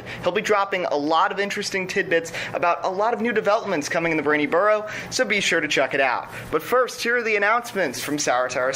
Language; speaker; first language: English; native; English